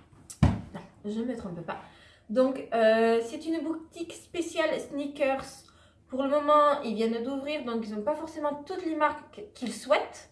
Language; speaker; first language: French; native; French